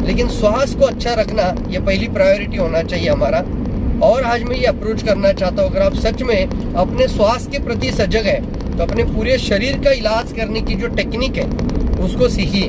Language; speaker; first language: Hindi; non-native, local second language; Marathi